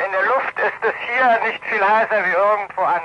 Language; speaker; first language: German; native; German